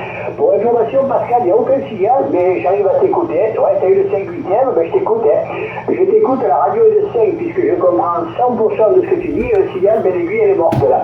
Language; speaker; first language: French; native; French